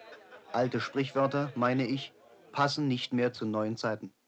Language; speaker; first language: German; native; German